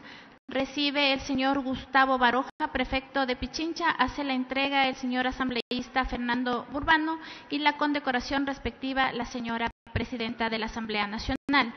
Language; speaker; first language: Spanish; native; Spanish